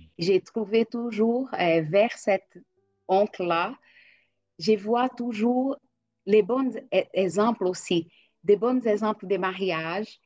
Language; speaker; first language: French; non-native, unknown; Portuguese